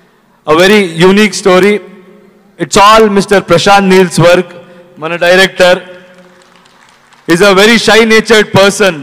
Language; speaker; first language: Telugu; non-native, learner; Kannada